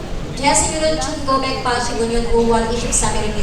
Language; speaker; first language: Korean; non-native, learner; Cebuano